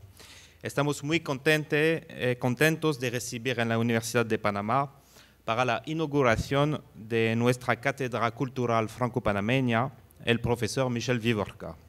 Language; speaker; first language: Spanish; non-native, fluent; French